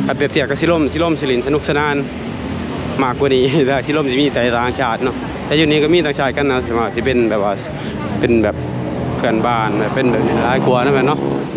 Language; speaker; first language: Thai; native; Thai